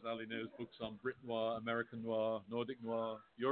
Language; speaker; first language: English; native; English